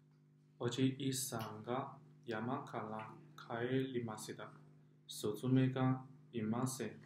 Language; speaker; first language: Japanese; non-native, learner; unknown